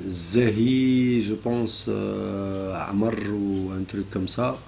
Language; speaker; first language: French; non-native, local second language; Arabic